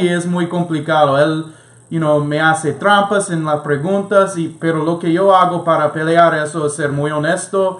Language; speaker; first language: Spanish; non-native, fluent; English